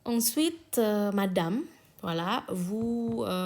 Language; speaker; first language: French; non-native, learner; Indonesian